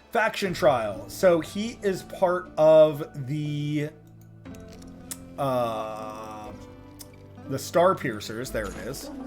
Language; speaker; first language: English; native; English